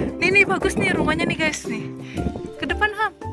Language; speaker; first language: Indonesian; native; Indonesian